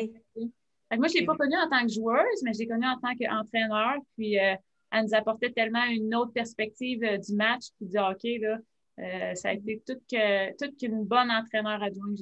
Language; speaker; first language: French; native; French